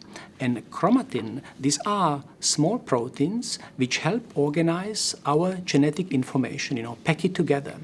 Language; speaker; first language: English; non-native, fluent; Czech